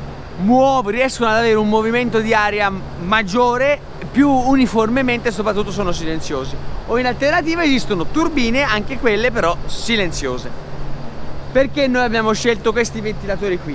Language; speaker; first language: Italian; native; Italian